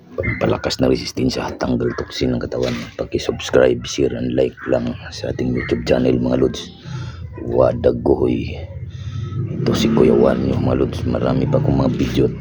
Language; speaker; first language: Filipino; non-native, local second language; Cebuano